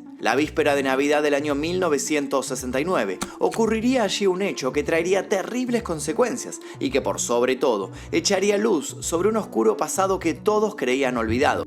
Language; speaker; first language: Spanish; native; Spanish